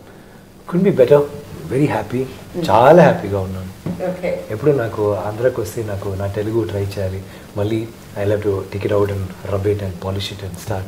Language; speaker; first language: Telugu; non-native, learner; Tamil